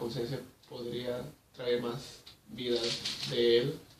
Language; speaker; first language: Spanish; early bilingual, heritage; Spanish